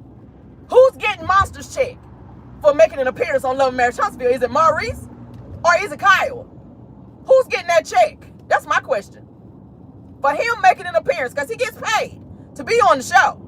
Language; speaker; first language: English; native; English